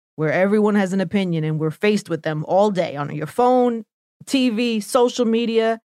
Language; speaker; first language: English; native; English